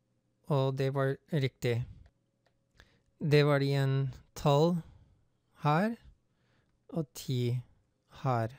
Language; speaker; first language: Norwegian; non-native, fluent; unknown